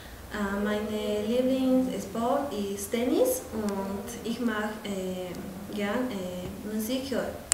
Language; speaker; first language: German; non-native, learner; Spanish